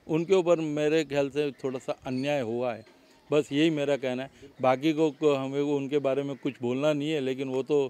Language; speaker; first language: Hindi; non-native, local second language; Marathi